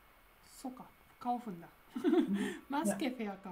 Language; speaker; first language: German; non-native, learner; Japanese